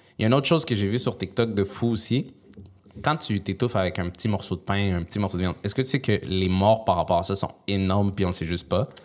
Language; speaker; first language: French; early bilingual, other home language; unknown